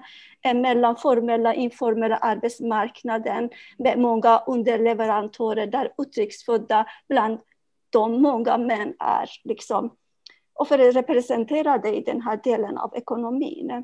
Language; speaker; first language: Swedish; non-native, fluent; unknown